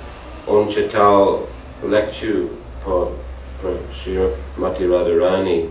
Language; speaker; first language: Russian; non-native, learner; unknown